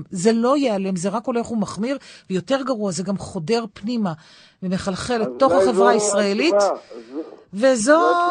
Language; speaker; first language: Hebrew; native; Hebrew